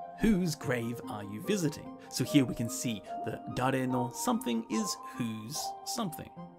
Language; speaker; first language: English; native; English